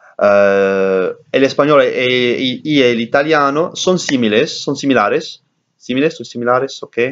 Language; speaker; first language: Spanish; non-native, learner; English